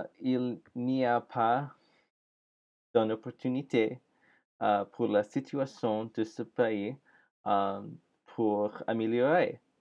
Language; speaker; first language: French; non-native, learner; English